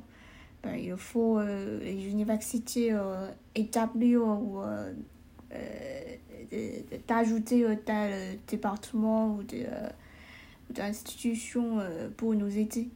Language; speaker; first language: French; non-native, learner; Chinese